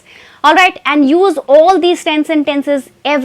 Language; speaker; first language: English; non-native, fluent; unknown